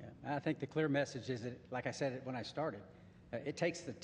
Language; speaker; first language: English; native; English